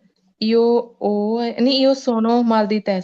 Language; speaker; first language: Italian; non-native, learner; Punjabi